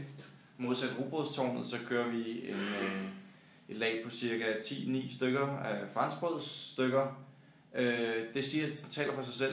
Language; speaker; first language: Danish; native; Danish